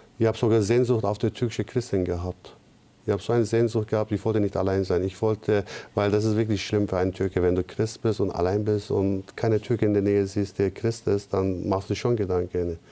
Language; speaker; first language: German; non-native, fluent; Turkish